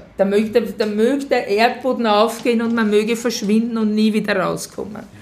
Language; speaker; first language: German; native; German